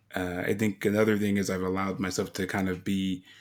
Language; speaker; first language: English; native; English